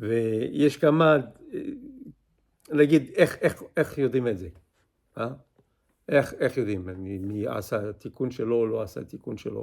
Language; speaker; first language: Hebrew; non-native, fluent; English